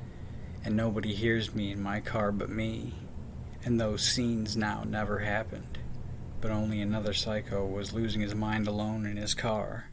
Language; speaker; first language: English; native; English